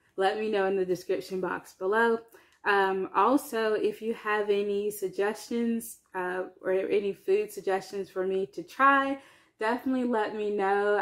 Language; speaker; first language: English; native; English